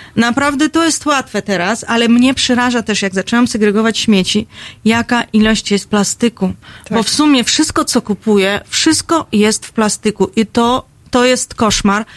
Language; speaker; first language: Polish; non-native, fluent; Russian